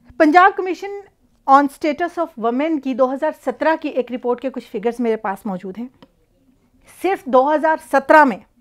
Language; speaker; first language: Urdu; native; Urdu